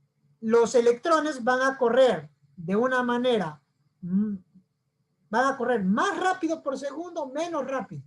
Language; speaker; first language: Spanish; native; Spanish